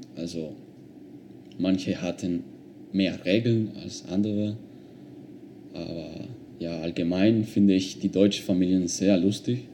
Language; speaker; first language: German; non-native, fluent; Spanish